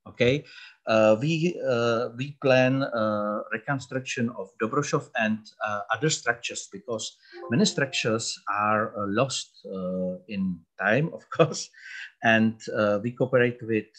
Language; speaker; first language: English; non-native, learner; Czech